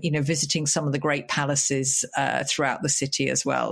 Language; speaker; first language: English; native; English